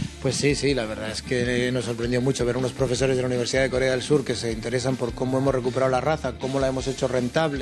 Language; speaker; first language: Spanish; native; Spanish